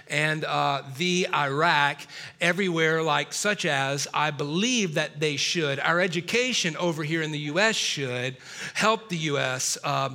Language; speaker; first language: English; native; English